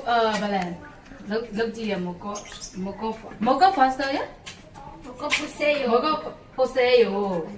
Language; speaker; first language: Korean; non-native, learner; Mizo